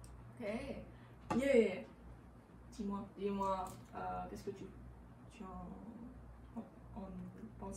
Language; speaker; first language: French; non-native, learner; English